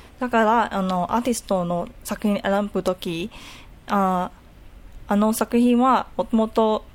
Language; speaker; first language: Japanese; non-native, learner; Cantonese